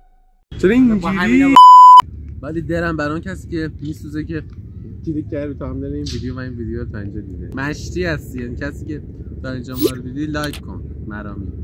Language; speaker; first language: Persian; native; Persian